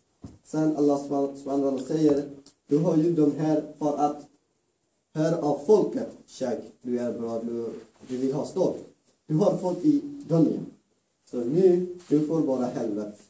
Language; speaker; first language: Swedish; non-native, fluent; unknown